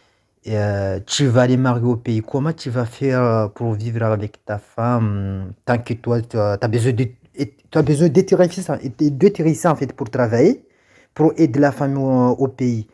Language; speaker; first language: French; non-native, local second language; Comorian